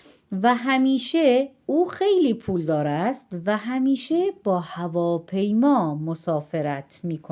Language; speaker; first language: Persian; non-native, fluent; Urdu